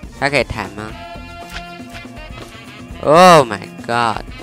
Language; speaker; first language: Chinese; native; Chinese